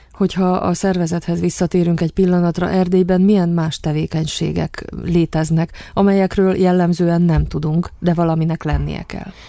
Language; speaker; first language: Hungarian; native; Hungarian